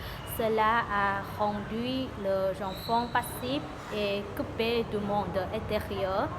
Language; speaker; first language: French; non-native, learner; Vietnamese